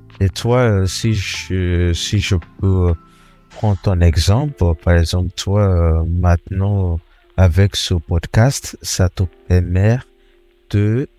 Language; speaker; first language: French; non-native, fluent; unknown